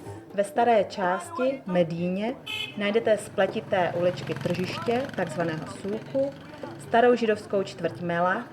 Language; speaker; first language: Czech; native; Czech